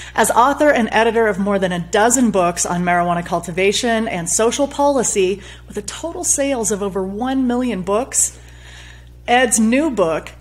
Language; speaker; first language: English; native; English